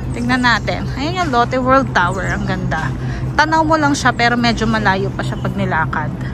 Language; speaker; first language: Filipino; native; Filipino